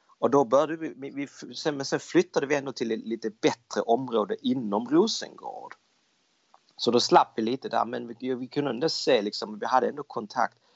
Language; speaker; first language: Swedish; early bilingual, other home language; Cantonese